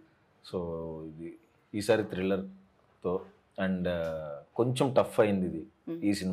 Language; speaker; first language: Telugu; native; Telugu